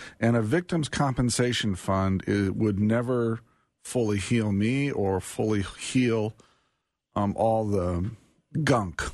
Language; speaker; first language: English; native; English